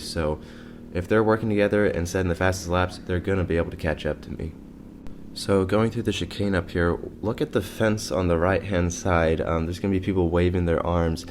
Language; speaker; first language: English; native; English